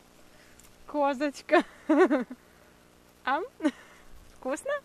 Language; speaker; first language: Russian; non-native, local second language; Ukrainian